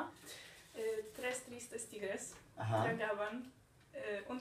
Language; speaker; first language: Spanish; non-native, learner; Polish